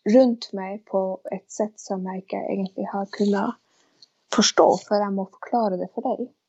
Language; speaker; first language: Swedish; non-native, fluent; Northern Sami